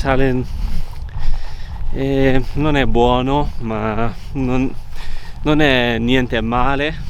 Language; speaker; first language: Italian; non-native, learner; English